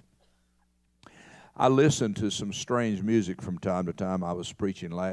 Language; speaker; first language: English; native; English